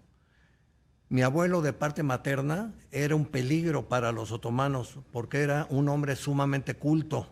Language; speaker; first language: Spanish; native; Spanish